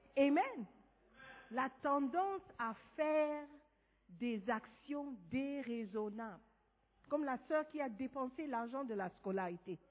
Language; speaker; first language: French; non-native, fluent; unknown